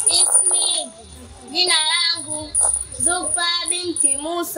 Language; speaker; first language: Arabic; non-native, learner; Swahili